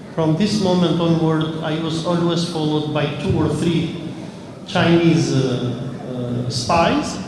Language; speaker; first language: English; non-native, fluent; Albanian